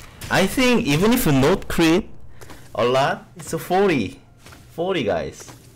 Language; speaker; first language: English; non-native, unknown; Korean